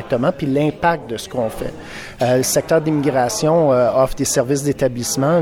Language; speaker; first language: French; native; French